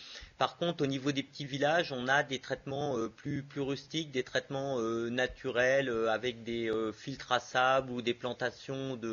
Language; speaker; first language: French; native; French